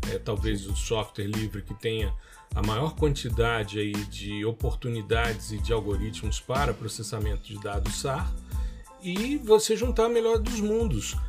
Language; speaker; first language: Portuguese; native; Portuguese